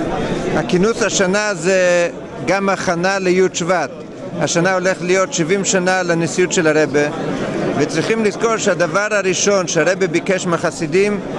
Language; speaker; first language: Hebrew; non-native, fluent; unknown